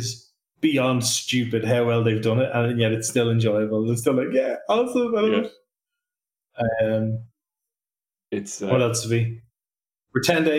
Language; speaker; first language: English; native; English